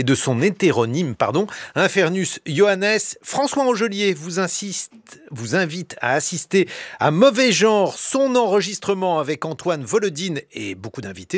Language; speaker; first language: French; native; French